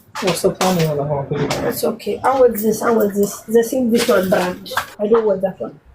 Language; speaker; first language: English; non-native, learner; Amharic